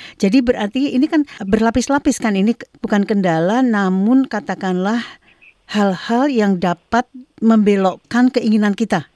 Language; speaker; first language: Indonesian; native; Indonesian